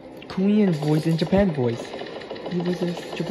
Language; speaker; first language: English; native; English